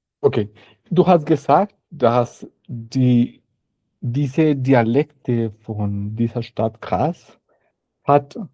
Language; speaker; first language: German; non-native, learner; Spanish